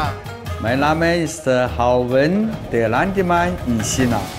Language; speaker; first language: German; non-native, learner; Chinese